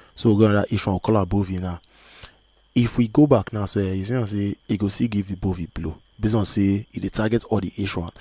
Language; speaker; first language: Nigerian Pidgin; native; Nigerian Pidgin